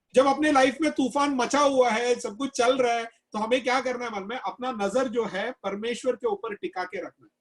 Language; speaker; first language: Hindi; non-native, local second language; Malayalam